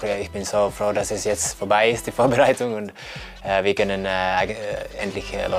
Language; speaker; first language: German; non-native, fluent; Finnish